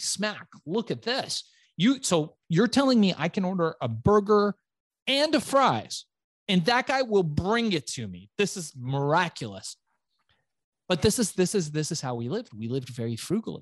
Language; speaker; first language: English; early bilingual, other home language; Persian